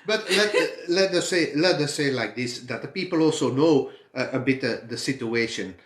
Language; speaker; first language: English; non-native, fluent; Dutch